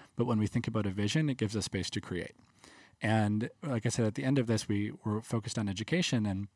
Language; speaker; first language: English; native; English